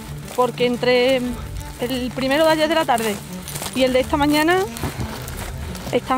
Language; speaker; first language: Spanish; native; Spanish